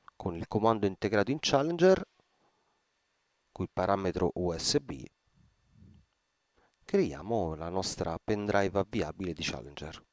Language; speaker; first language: Italian; native; Italian